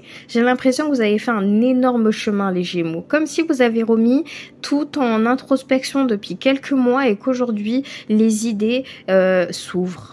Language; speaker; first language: French; native; French